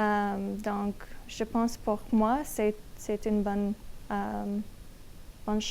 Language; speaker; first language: French; non-native, learner; English